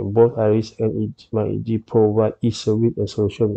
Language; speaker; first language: English; non-native, local second language; Malay